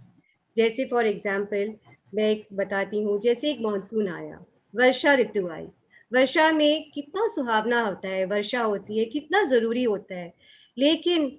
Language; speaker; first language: Hindi; native; Hindi